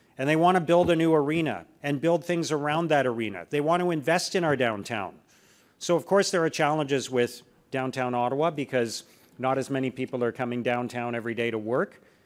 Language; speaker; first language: English; native; English